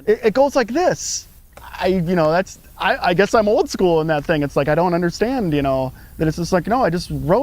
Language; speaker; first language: English; native; English